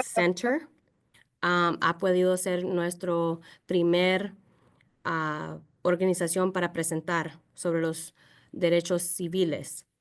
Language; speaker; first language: Spanish; early bilingual, heritage; Spanish